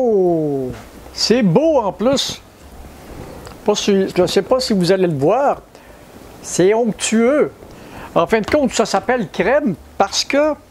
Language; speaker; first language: French; native; French